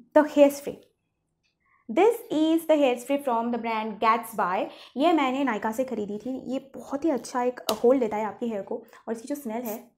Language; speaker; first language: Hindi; non-native, local second language; Bangla